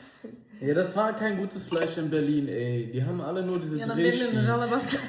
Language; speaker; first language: German; early bilingual, other home language; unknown